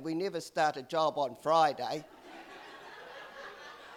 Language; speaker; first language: English; native; English